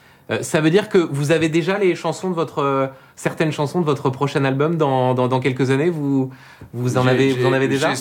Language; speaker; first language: French; native; French